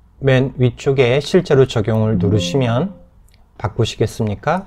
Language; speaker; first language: Korean; native; Korean